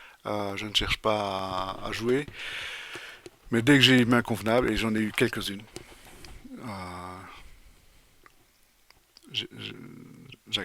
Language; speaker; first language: French; native; French